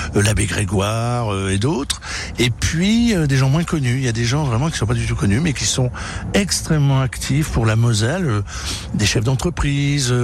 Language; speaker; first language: French; native; French